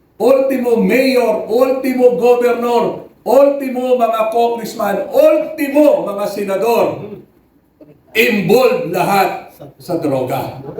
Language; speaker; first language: Filipino; native; Filipino